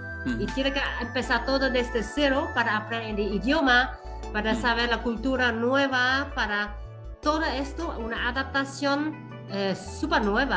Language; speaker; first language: Spanish; non-native, fluent; Vietnamese